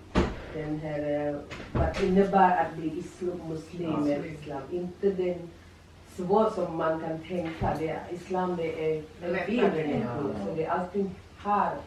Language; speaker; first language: Swedish; non-native, fluent; Indonesian